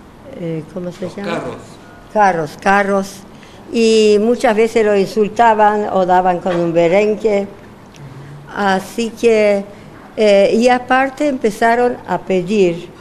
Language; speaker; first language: Spanish; non-native, fluent; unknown